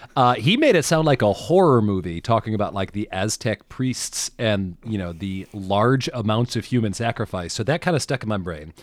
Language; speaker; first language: English; native; English